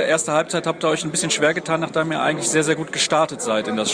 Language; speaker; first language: German; native; German